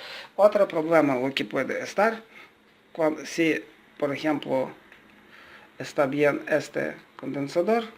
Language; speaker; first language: Spanish; non-native, learner; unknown